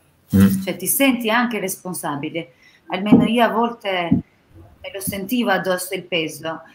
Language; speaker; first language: Italian; non-native, fluent; Albanian